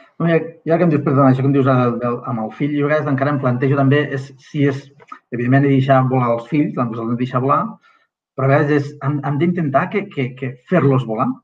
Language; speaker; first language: Catalan; native; Catalan